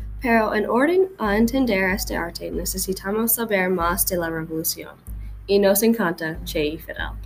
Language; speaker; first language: Spanish; non-native, learner; English